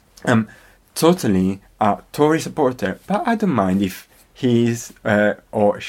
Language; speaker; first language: English; non-native, fluent; Italian